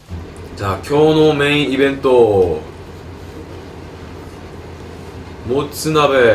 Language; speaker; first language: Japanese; non-native, fluent; Korean